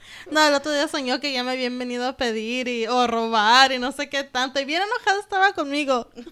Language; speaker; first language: Spanish; early bilingual, heritage; Spanish